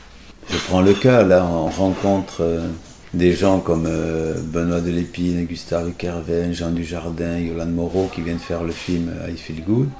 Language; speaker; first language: French; native; French